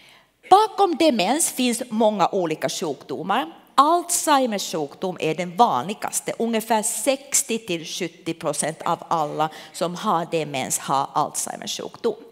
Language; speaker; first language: Swedish; non-native, local second language; Finnish